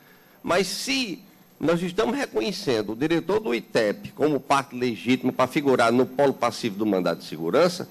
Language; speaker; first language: Portuguese; native; Portuguese